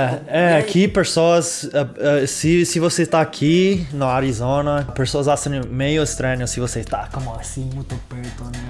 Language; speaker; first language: Portuguese; non-native, fluent; English